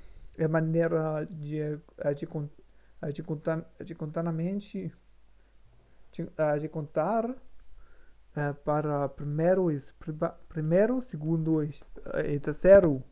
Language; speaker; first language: Portuguese; non-native, learner; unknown